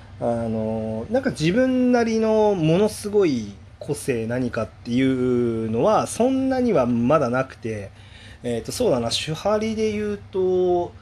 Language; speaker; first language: Japanese; native; Japanese